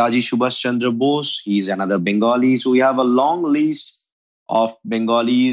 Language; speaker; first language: English; non-native, local second language; Bangla